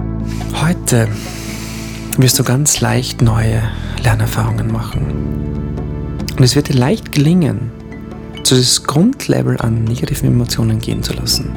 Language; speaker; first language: German; native; German